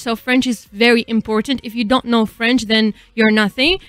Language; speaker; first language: English; non-native, fluent; Arabic